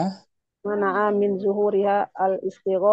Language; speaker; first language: Arabic; non-native, learner; Indonesian